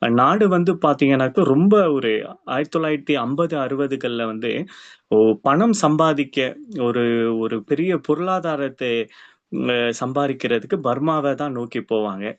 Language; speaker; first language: Tamil; early bilingual, heritage; Tamil